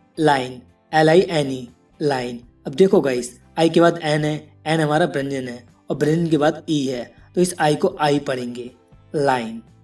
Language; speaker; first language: Hindi; native; Hindi